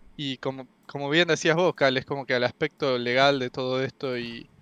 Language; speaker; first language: Spanish; native; Spanish